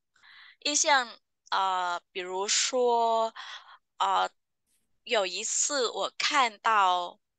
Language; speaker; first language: Chinese; non-native, fluent; Vietnamese